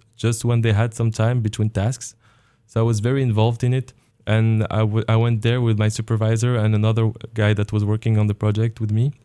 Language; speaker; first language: English; non-native, fluent; Arabic